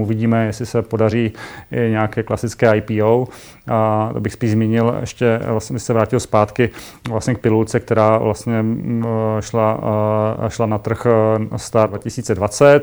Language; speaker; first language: Czech; native; Czech